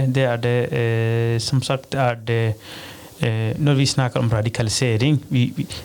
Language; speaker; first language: Norwegian; non-native, fluent; Somali